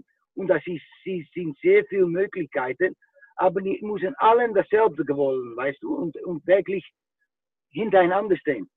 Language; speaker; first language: German; non-native, fluent; Dutch